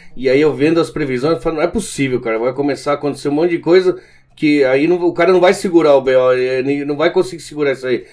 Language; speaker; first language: Portuguese; early bilingual, other home language; Spanish